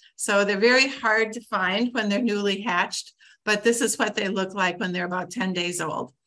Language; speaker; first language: English; native; English